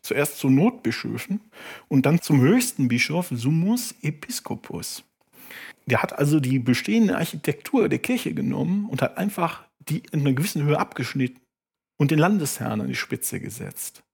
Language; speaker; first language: German; native; German